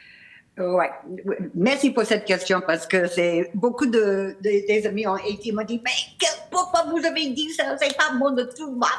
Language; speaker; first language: French; non-native, learner; English